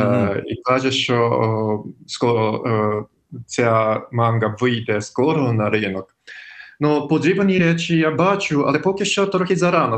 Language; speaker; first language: Ukrainian; non-native, fluent; Japanese